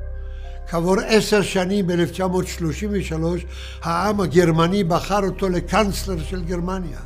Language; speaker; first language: Hebrew; early bilingual, other home language; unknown